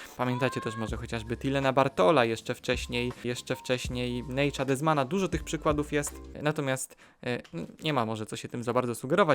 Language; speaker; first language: Polish; native; Polish